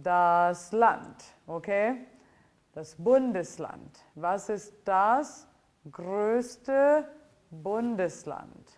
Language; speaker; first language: German; non-native, fluent; Italian